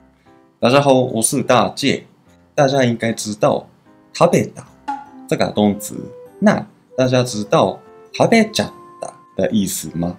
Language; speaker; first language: Chinese; non-native, fluent; Japanese